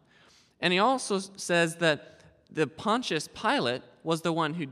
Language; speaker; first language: English; native; English